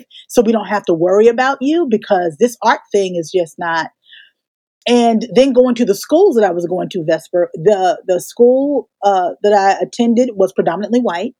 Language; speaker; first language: English; native; English